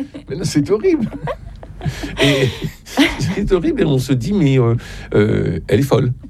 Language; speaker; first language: French; native; French